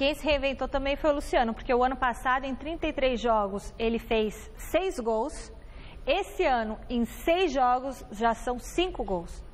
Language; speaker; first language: Portuguese; native; Portuguese